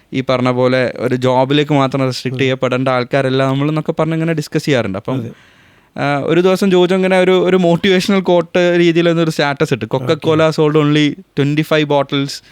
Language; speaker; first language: Malayalam; native; Malayalam